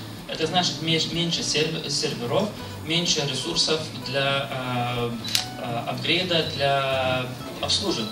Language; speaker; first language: Russian; non-native, fluent; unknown